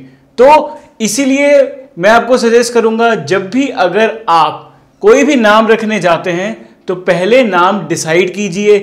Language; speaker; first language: Hindi; native; Hindi